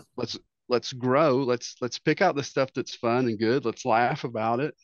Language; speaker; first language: English; native; English